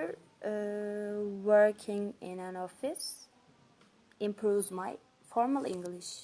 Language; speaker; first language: English; non-native, fluent; Turkish